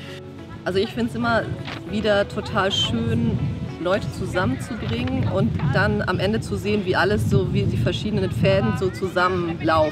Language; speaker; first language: German; native; German